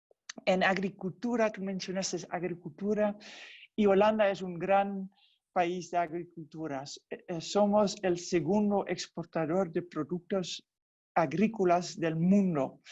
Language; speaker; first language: Spanish; non-native, fluent; Dutch